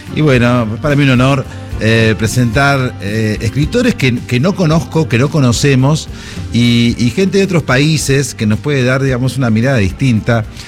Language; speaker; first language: Spanish; native; Spanish